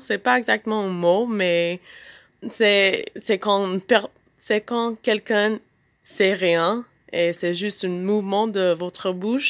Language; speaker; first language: French; non-native, learner; English